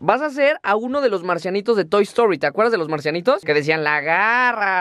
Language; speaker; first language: Spanish; native; Spanish